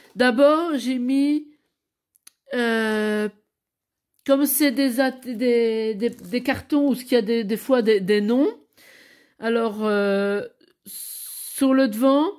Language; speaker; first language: French; native; French